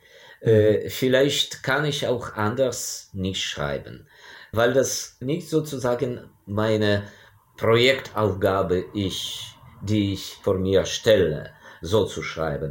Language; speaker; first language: German; non-native, fluent; Ukrainian